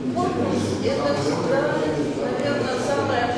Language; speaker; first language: Russian; native; Russian